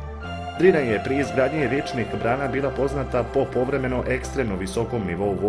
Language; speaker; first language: Bosnian; native; Bosnian